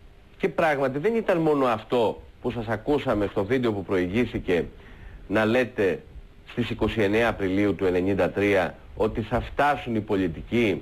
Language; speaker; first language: Greek; native; Greek